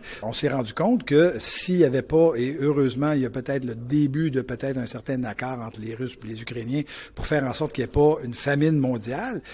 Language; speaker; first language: French; native; French